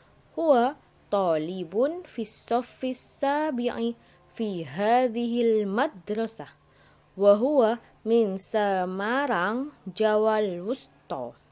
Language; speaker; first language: Arabic; non-native, fluent; Indonesian